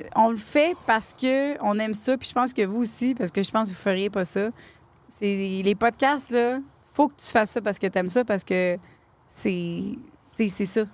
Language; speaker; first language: French; native; French